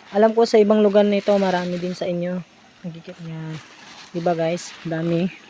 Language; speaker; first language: Filipino; non-native, local second language; Hiligaynon